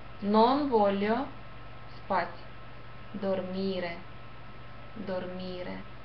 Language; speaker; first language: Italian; non-native, fluent; Russian